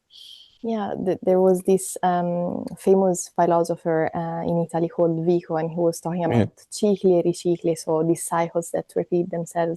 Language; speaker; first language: English; non-native, fluent; Italian